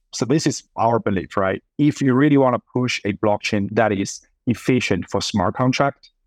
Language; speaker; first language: English; non-native, fluent; Chinese